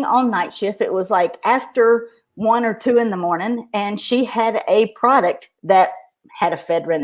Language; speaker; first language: English; native; English